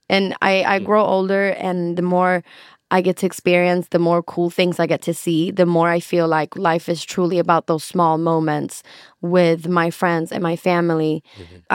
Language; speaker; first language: English; non-native, fluent; Swedish